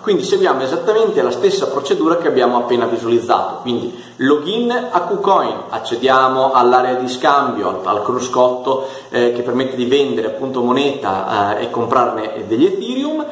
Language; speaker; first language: Italian; native; Italian